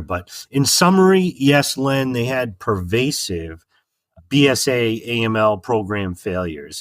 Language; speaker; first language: English; native; English